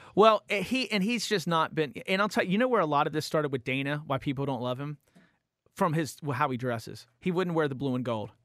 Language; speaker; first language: English; native; English